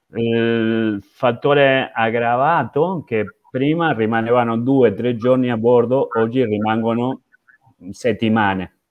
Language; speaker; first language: Italian; non-native, fluent; Spanish